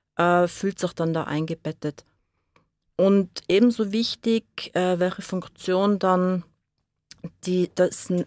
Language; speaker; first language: German; native; German